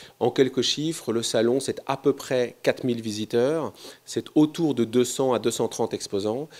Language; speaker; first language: French; native; French